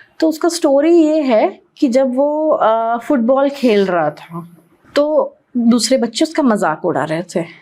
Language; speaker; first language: Hindi; non-native, local second language; Sindhi